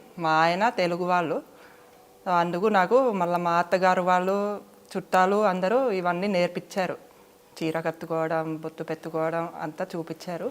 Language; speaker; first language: Telugu; non-native, fluent; Finnish